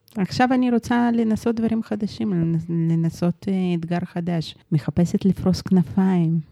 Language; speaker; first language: Hebrew; early bilingual, other home language; Russian